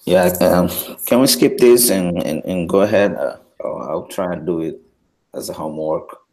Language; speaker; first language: English; non-native, fluent; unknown